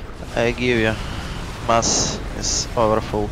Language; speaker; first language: English; non-native, learner; Russian